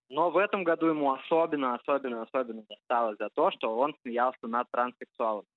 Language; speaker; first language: Russian; early bilingual, heritage; Russian